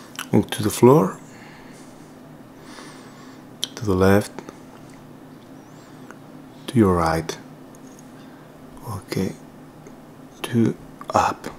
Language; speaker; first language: English; non-native, learner; Spanish